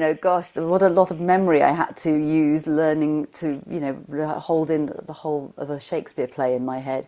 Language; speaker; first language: English; native; English